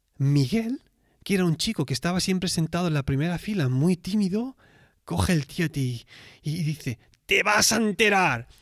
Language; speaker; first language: Spanish; native; Spanish